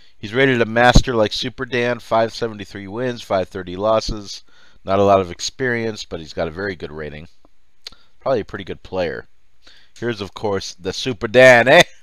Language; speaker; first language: English; early bilingual, other home language; Finnish